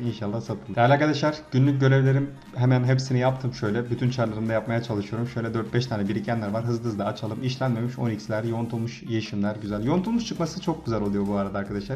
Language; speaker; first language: Turkish; native; Turkish